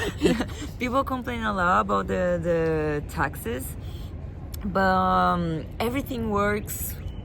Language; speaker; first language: English; non-native, fluent; Portuguese